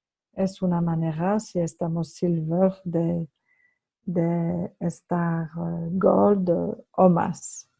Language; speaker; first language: Spanish; non-native, fluent; French